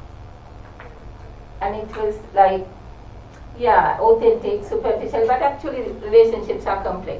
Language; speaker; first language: English; non-native, local second language; Sinhala